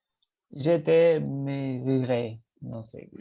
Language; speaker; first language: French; non-native, learner; Spanish